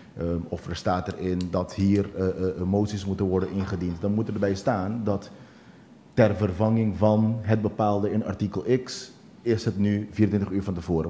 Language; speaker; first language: Dutch; non-native, local second language; Papiamento